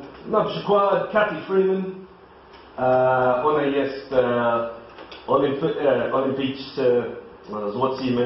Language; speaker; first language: Polish; non-native, learner; English